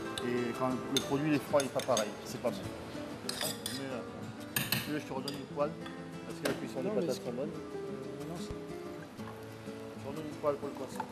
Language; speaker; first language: French; native; French